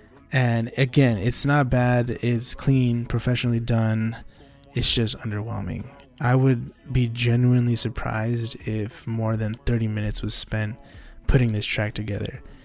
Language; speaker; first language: English; native; English